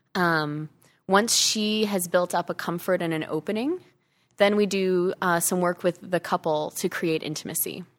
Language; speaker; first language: English; native; English